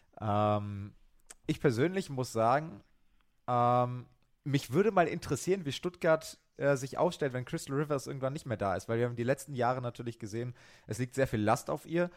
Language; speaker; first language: German; native; German